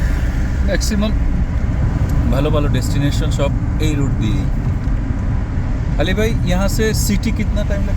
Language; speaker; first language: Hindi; non-native, learner; Bangla